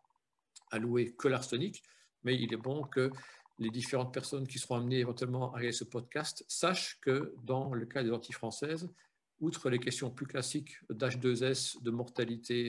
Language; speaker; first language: French; native; French